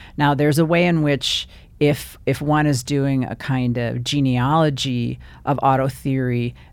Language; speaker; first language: English; native; English